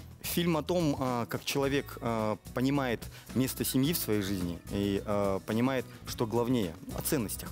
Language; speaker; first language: Russian; native; Russian